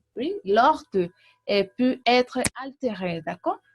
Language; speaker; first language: French; non-native, learner; Portuguese